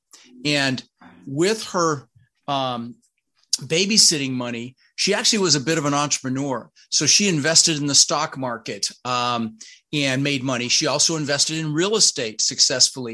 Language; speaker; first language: English; early bilingual, other home language; Dutch